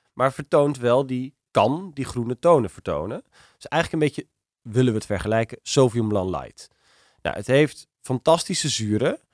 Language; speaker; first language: Dutch; native; Dutch